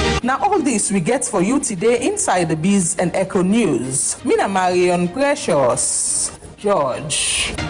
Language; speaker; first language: English; non-native, local second language; Krio